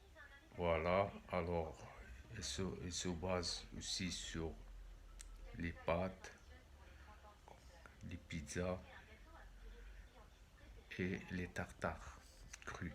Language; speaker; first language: French; non-native, local second language; Arabic